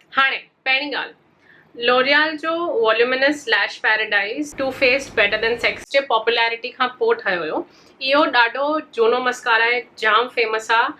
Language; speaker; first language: Sindhi; early bilingual, heritage; Sindhi